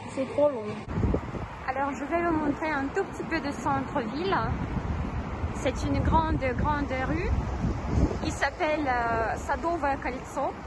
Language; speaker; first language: French; non-native, fluent; Russian